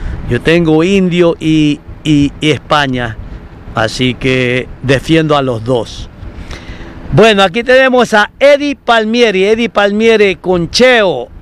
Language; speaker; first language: Spanish; native; Spanish